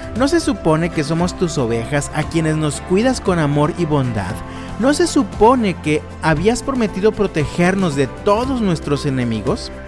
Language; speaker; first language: Spanish; native; Spanish